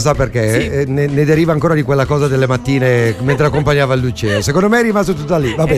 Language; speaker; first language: Italian; native; Italian